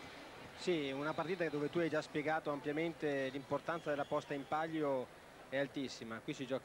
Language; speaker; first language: Italian; native; Italian